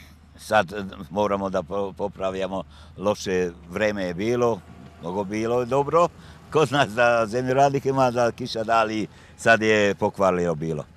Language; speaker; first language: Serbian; non-native, local second language; Hungarian